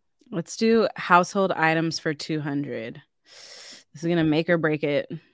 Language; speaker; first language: English; native; English